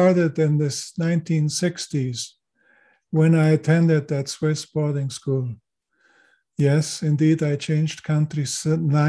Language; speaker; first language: English; non-native, fluent; German